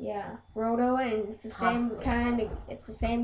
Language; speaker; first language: English; native; English